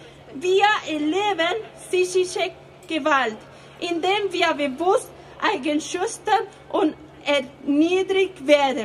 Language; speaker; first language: German; non-native, fluent; Spanish